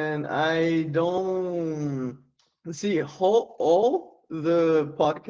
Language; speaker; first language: English; non-native, learner; Portuguese